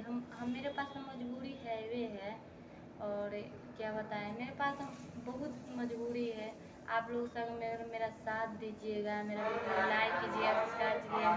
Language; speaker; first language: Hindi; non-native, local second language; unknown